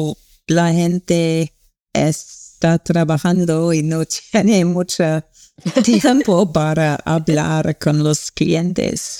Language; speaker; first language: Spanish; non-native, learner; English